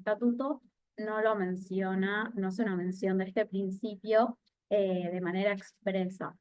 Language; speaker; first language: Spanish; native; Spanish